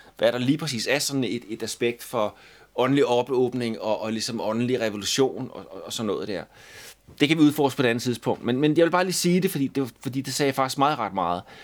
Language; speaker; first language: Danish; native; Danish